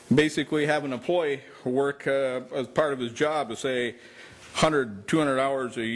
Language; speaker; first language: English; native; English